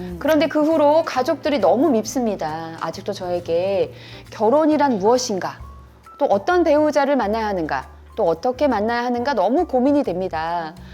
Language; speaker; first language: Korean; native; Korean